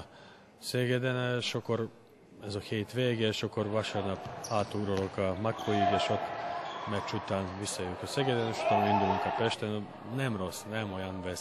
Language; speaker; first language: Hungarian; non-native, fluent; Serbian